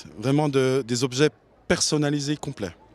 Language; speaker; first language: French; native; French